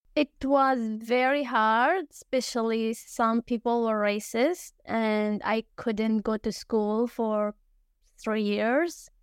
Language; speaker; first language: English; early bilingual, other home language; Arabic